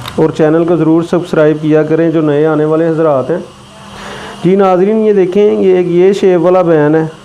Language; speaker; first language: Urdu; native; Urdu